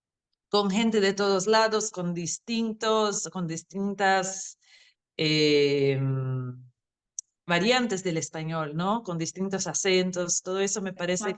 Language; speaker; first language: Spanish; non-native, fluent; Portuguese